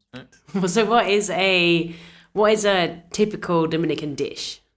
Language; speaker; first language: English; native; English